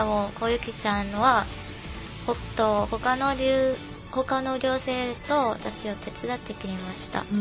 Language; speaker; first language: Japanese; non-native, learner; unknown